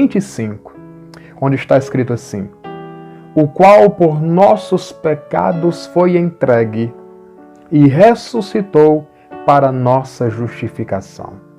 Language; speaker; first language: Portuguese; native; Portuguese